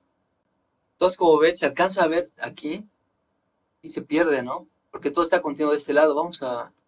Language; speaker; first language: Spanish; native; Spanish